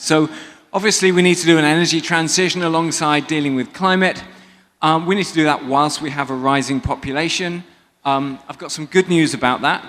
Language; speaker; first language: English; native; English